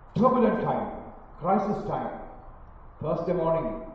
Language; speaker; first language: English; non-native, local second language; Malayalam